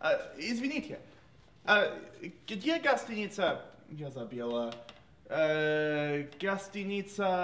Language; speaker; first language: Russian; non-native, learner; English